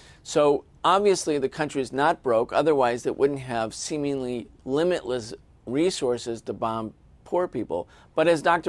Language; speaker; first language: English; native; English